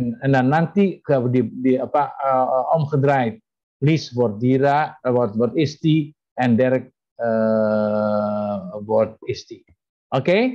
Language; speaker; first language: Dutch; non-native, fluent; Indonesian